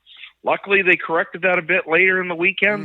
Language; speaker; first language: English; native; English